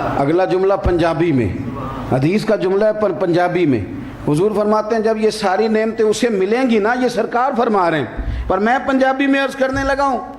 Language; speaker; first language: Urdu; non-native, local second language; Punjabi